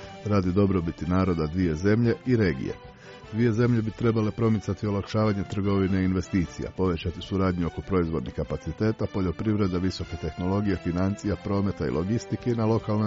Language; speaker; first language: Croatian; non-native, fluent; Chinese